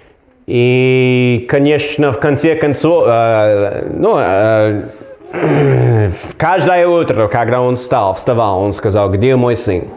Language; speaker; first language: Russian; non-native, learner; English